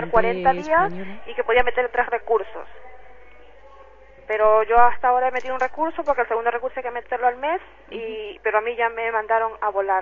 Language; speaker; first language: Spanish; native; Spanish